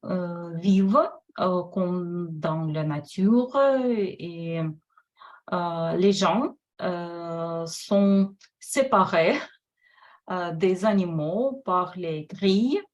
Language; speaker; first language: French; non-native, fluent; Russian